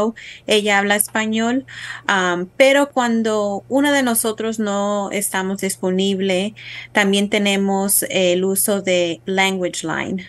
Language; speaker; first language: Spanish; early bilingual, heritage; Spanish